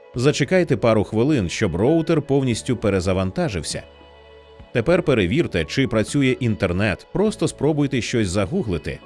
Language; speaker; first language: Ukrainian; native; Ukrainian